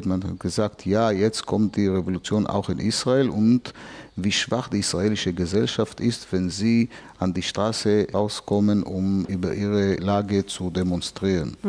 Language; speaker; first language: German; non-native, fluent; Hebrew